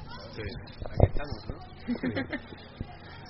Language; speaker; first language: Spanish; native; Spanish